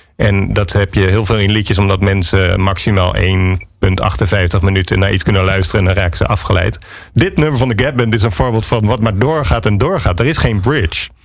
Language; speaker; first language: Dutch; native; Dutch